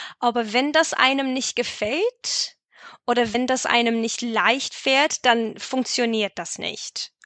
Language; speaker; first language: German; non-native, fluent; English